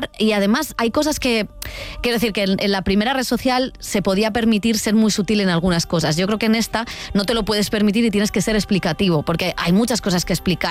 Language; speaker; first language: Spanish; native; Spanish